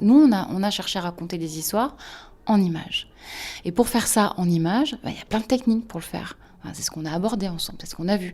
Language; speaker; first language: French; native; French